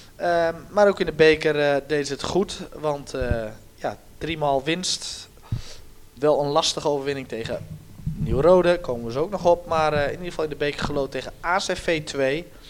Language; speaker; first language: Dutch; native; Dutch